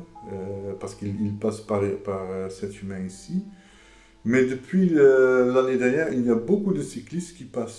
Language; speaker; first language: French; non-native, fluent; Dutch